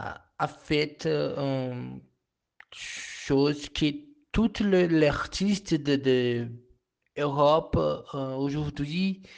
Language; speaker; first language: French; non-native, learner; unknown